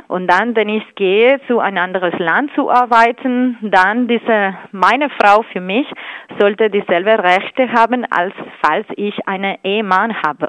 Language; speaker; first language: German; non-native, fluent; Spanish